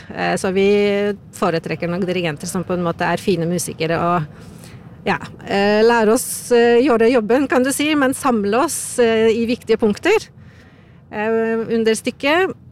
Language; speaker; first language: Norwegian; non-native, fluent; Polish